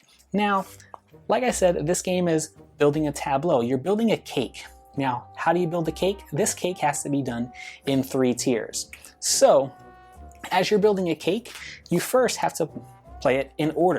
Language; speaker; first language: English; native; English